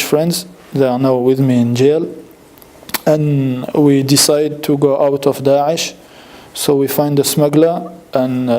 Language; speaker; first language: English; non-native, fluent; French